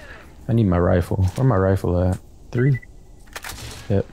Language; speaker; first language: English; native; English